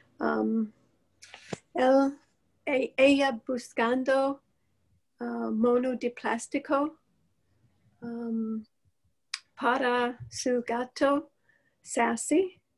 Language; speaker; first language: Spanish; non-native, learner; English